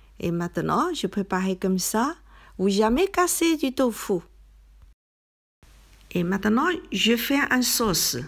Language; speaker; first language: French; non-native, learner; Chinese